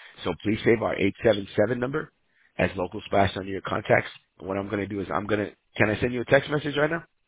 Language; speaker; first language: English; native; English